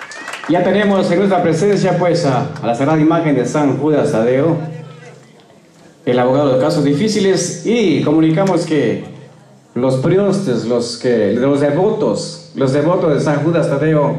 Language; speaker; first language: Spanish; native; Spanish